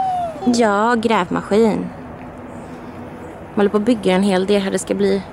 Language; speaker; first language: Swedish; native; Swedish